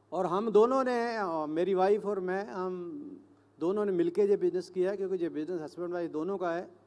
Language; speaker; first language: Hindi; native; Hindi